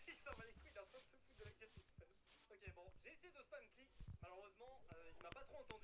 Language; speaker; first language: French; native; French